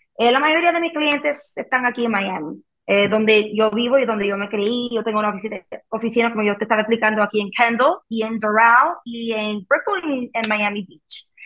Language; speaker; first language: Spanish; early bilingual, heritage; Spanish